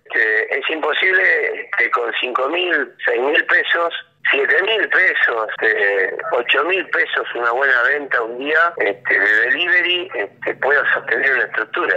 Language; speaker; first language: Spanish; native; Spanish